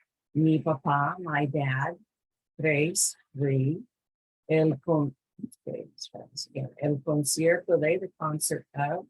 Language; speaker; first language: Spanish; non-native, fluent; English